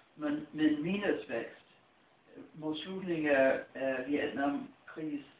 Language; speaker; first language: Danish; non-native, fluent; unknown